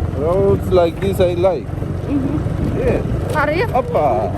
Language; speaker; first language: English; non-native, learner; Polish